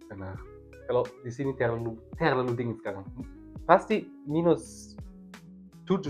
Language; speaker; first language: Indonesian; non-native, learner; German